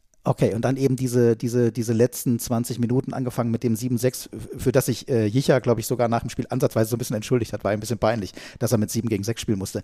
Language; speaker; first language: German; native; German